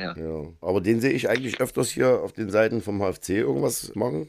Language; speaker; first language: German; native; German